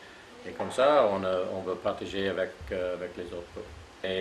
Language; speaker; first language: French; non-native, fluent; English